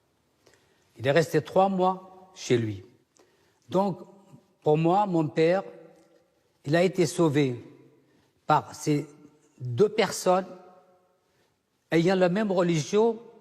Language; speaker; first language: French; non-native, fluent; Assyrian Neo-Aramaic